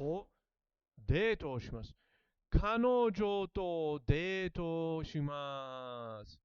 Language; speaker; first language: Japanese; non-native, learner; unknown